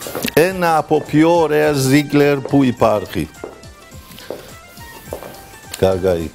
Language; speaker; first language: Greek; non-native, learner; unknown